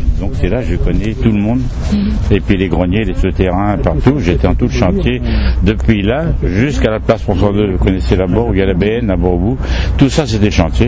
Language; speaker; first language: French; native; French